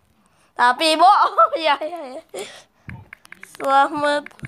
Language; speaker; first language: Indonesian; native; Indonesian